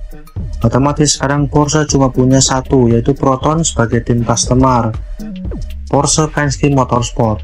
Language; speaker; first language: Indonesian; native; Indonesian